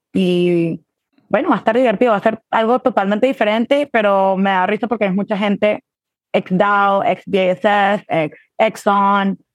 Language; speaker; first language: Spanish; early bilingual, heritage; Spanish